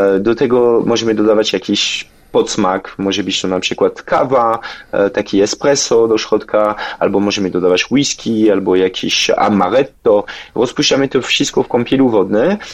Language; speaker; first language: Polish; non-native, fluent; French